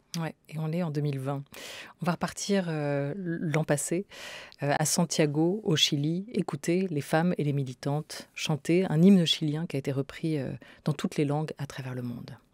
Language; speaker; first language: French; native; French